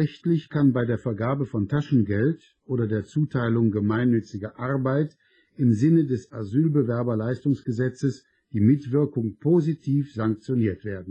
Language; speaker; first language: German; native; German